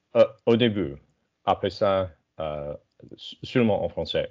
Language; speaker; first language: French; non-native, learner; English